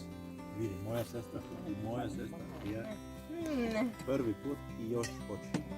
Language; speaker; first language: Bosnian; non-native, learner; Swedish